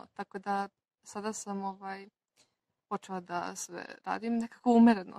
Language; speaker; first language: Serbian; non-native, local second language; Slovak